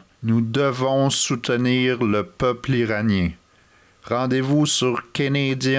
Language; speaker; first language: French; native; French